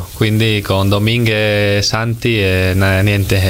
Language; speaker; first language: Italian; non-native, fluent; Spanish